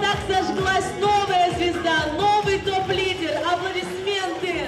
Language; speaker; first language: Russian; native; Russian